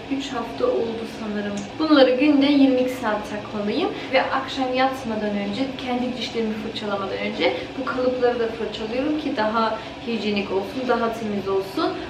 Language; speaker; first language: Turkish; early bilingual, heritage; Turkish